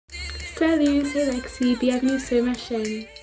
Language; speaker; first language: French; non-native, learner; English